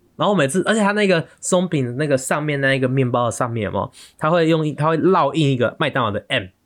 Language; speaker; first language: Chinese; native; Chinese